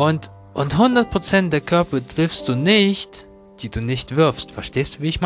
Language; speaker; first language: German; non-native, learner; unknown